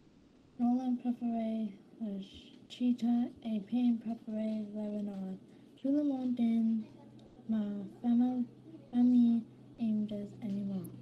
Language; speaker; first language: French; non-native, learner; English